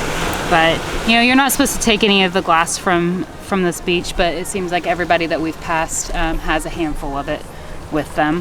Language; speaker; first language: English; native; English